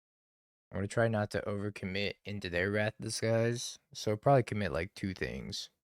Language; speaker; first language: English; native; English